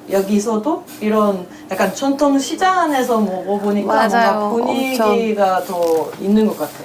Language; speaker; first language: Korean; non-native, fluent; Finnish